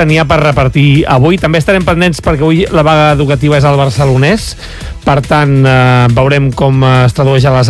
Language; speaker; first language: Catalan; native; Catalan